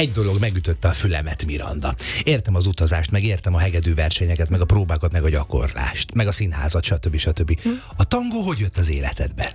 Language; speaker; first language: Hungarian; native; Hungarian